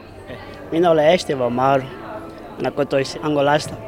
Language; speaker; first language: Finnish; non-native, learner; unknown